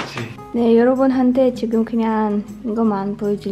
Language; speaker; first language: Korean; non-native, fluent; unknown